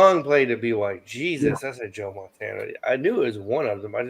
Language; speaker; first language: English; native; English